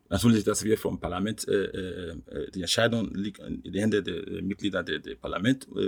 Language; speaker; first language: German; non-native, fluent; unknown